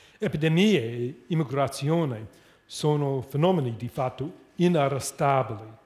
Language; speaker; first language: Italian; non-native, fluent; English